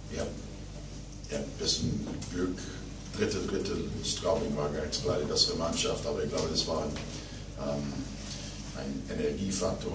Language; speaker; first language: German; non-native, fluent; English